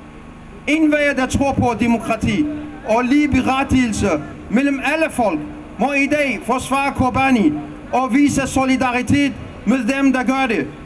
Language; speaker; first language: Danish; non-native, fluent; Kurdish